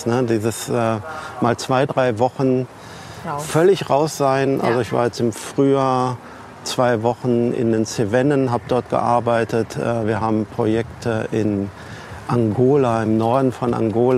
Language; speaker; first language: German; native; German